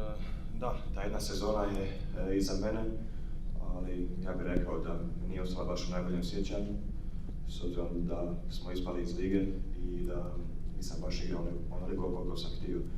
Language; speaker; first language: Croatian; native; Croatian